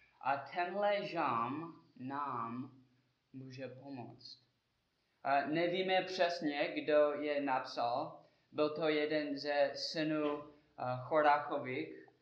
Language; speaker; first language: Czech; non-native, learner; English